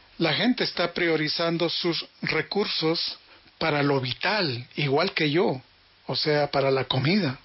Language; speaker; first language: Spanish; native; Spanish